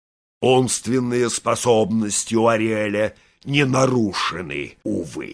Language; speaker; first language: Russian; native; Russian